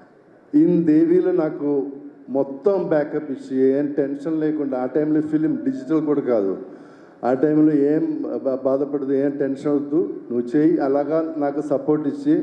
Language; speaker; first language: Telugu; non-native, local second language; Malayalam